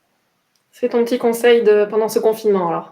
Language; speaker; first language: French; native; French